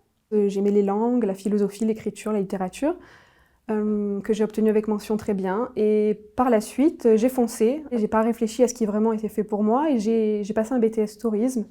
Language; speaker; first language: French; native; French